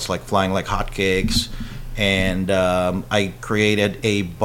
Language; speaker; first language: English; non-native, local second language; Filipino